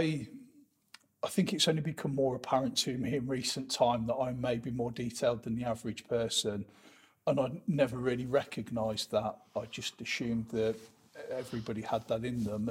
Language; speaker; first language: English; native; English